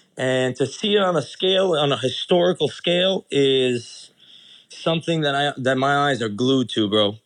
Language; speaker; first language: English; early bilingual, other home language; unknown